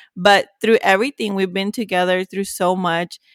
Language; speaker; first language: English; early bilingual, other home language; Spanish